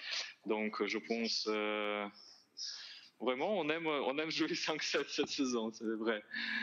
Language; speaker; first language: French; non-native, learner; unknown